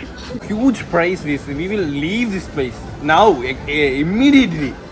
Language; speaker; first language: English; non-native, learner; Malayalam